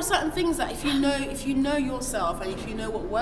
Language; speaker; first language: English; non-native, local second language; Igbo